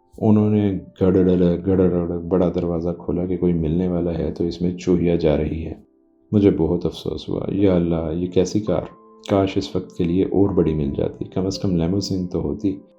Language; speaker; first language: Urdu; non-native, local second language; Punjabi